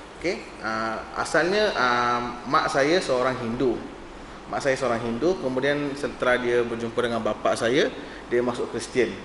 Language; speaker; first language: Malay; non-native, local second language; Tamil